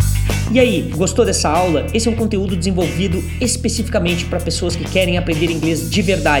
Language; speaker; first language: Portuguese; native; Portuguese